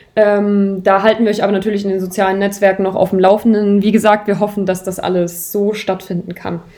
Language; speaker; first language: German; native; German